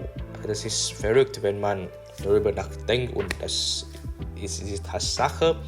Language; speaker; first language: German; non-native, learner; English